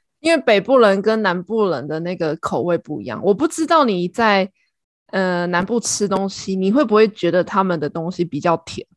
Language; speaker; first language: Chinese; native; Chinese